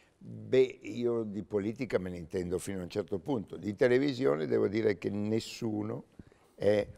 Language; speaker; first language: Italian; native; Italian